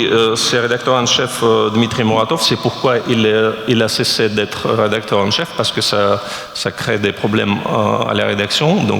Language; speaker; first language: French; non-native, fluent; Russian